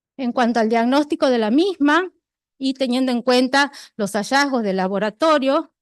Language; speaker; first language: Spanish; native; Spanish